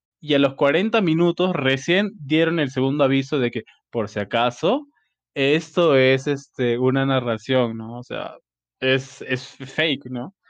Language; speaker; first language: Spanish; native; Spanish